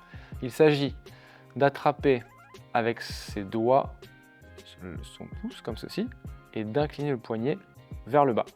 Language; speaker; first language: French; native; French